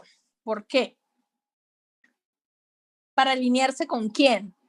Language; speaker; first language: Spanish; native; Spanish